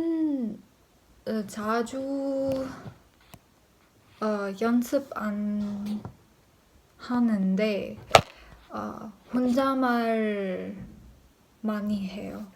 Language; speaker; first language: Korean; non-native, learner; English